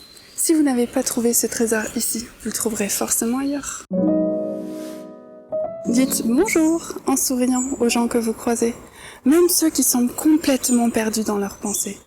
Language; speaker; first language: French; native; French